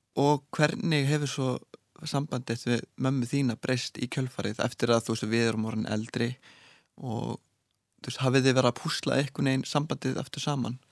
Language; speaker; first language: Icelandic; native; Icelandic